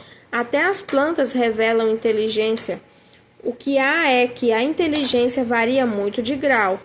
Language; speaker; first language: Portuguese; native; Portuguese